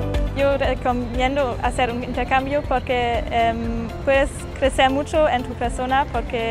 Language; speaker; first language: Spanish; non-native, learner; German